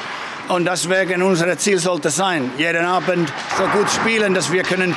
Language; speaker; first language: German; non-native, fluent; Finnish